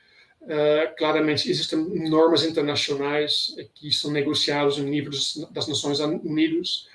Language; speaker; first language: Portuguese; non-native, fluent; Dutch